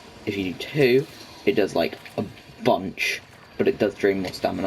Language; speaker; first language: English; native; English